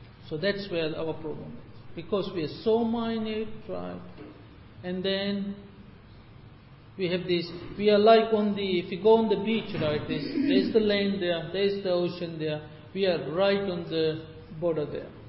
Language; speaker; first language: English; native; English